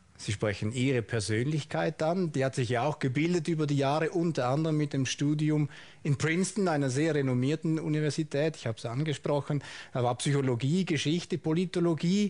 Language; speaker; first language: German; native; German